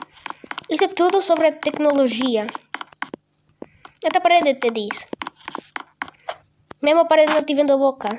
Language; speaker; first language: Spanish; non-native, learner; Portuguese